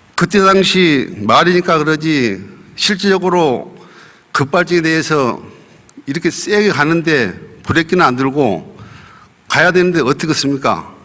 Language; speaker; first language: Korean; native; Korean